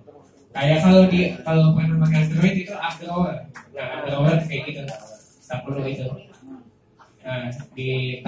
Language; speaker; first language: Indonesian; native; Indonesian